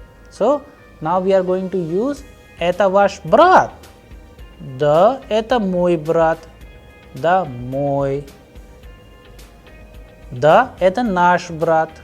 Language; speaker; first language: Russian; non-native, fluent; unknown